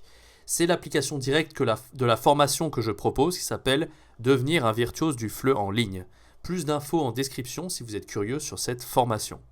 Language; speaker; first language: French; native; French